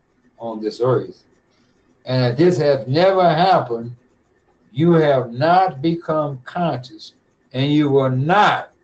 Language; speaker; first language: English; native; English